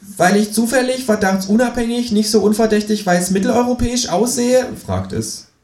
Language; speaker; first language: German; native; German